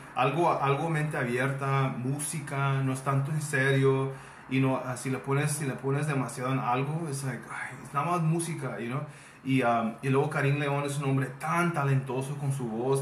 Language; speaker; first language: Spanish; early bilingual, heritage; Spanish